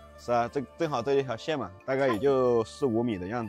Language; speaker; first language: Chinese; native; Chinese